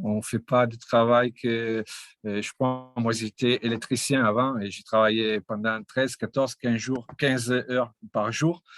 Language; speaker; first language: French; non-native, fluent; Portuguese